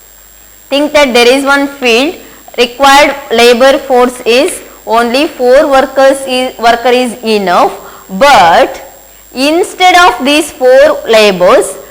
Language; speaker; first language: English; non-native, local second language; Kannada